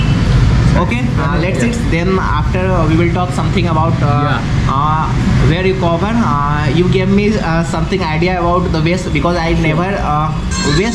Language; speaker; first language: English; non-native, local second language; Hindi